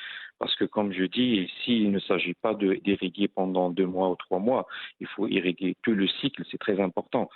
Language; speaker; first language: French; non-native, local second language; Arabic